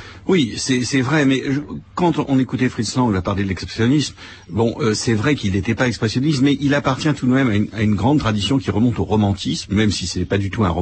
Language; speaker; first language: French; native; French